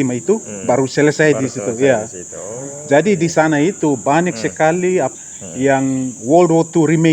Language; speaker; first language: Indonesian; non-native, fluent; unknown